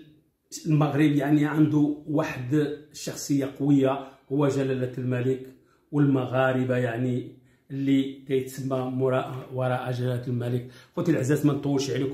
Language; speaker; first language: Arabic; native; Arabic